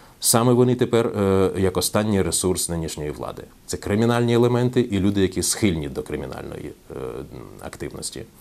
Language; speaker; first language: Ukrainian; native; Ukrainian